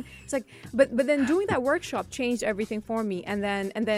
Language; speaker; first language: English; non-native, fluent; Urdu